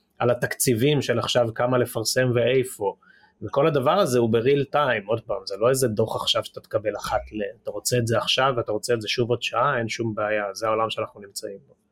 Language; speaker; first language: Hebrew; native; Hebrew